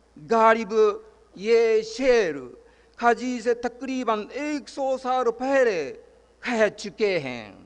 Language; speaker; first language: Urdu; non-native, fluent; Japanese